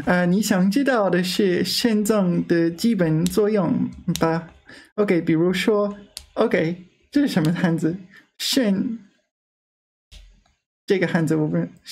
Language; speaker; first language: Chinese; non-native, learner; English